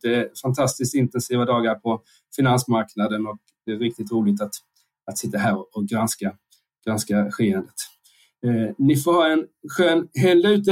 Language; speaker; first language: Swedish; native; Swedish